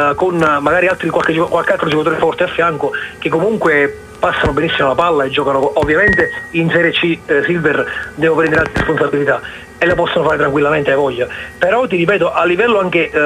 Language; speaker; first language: Italian; native; Italian